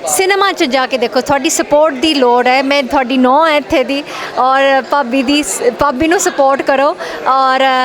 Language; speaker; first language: Punjabi; early bilingual, heritage; Punjabi